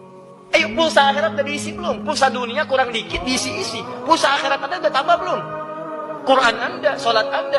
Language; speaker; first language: Indonesian; native; Indonesian